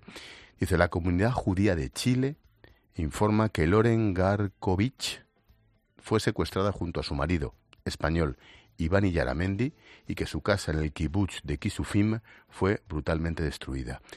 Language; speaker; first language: Spanish; native; Spanish